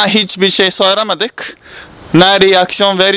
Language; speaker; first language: Turkish; non-native, learner; Japanese